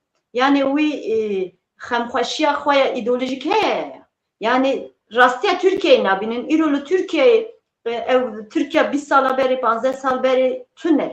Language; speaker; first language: Kurdish; native; Kurdish